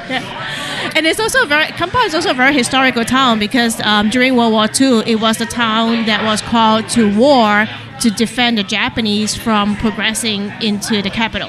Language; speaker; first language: English; non-native, local second language; Cantonese